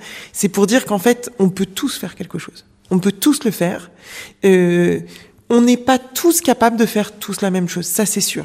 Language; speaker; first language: French; native; French